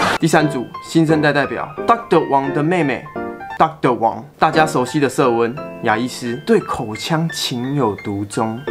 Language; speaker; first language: Chinese; native; Chinese